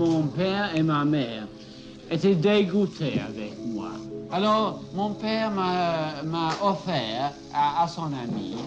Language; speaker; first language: French; non-native, fluent; English